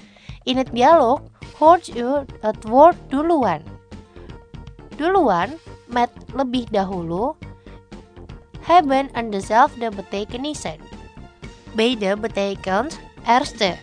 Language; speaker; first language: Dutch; non-native, fluent; Indonesian